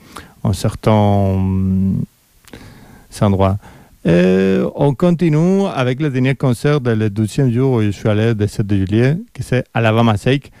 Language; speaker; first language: French; non-native, fluent; Spanish